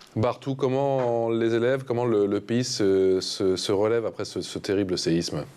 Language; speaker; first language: French; native; French